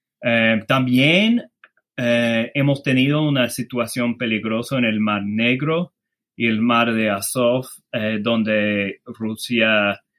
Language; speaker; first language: Spanish; non-native, fluent; English